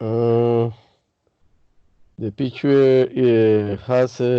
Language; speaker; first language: English; non-native, learner; Spanish